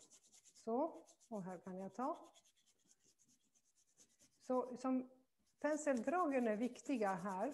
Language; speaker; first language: Swedish; non-native, fluent; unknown